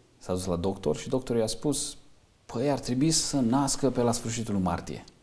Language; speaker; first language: Romanian; native; Romanian